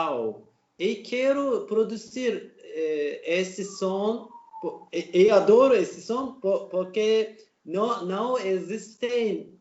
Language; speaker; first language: Portuguese; non-native, learner; Turkish